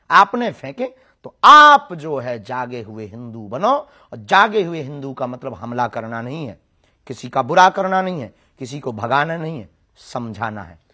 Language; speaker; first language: Hindi; native; Hindi